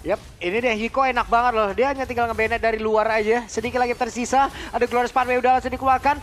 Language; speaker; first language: Indonesian; native; Indonesian